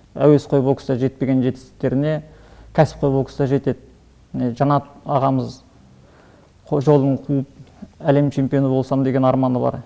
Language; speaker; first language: Kazakh; early bilingual, heritage; Kazakh